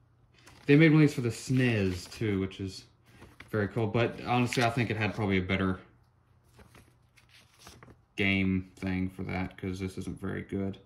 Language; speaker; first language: English; native; English